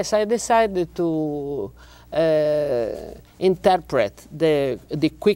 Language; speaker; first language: English; non-native, learner; Italian